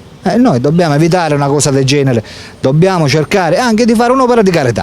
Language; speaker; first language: Italian; native; Italian